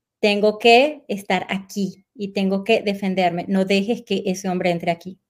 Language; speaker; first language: Spanish; native; Spanish